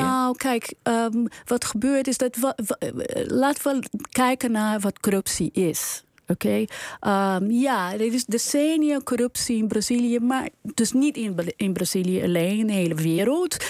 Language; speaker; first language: Dutch; non-native, fluent; Portuguese